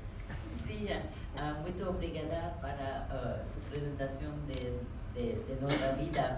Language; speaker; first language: Portuguese; non-native, learner; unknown